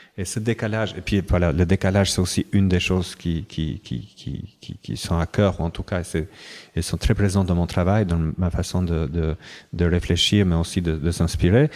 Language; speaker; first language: French; non-native, fluent; Albanian